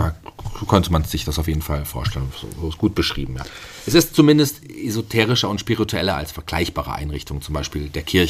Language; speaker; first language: German; native; German